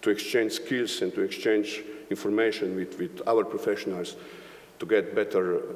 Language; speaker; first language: English; non-native, fluent; Slovenian